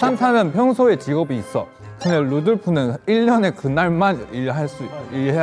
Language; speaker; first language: Korean; non-native, fluent; Chinese